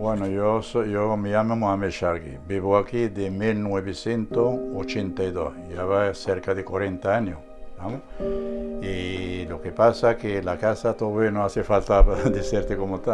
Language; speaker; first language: Spanish; non-native, fluent; Arabic